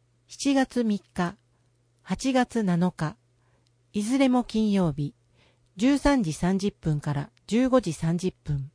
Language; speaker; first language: Japanese; native; Japanese